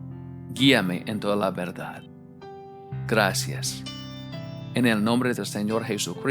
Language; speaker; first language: Spanish; non-native, fluent; English